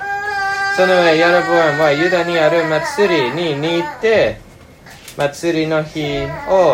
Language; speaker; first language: Japanese; non-native, fluent; English